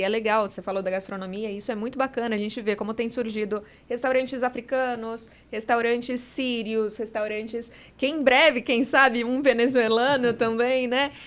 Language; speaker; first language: Portuguese; native; Portuguese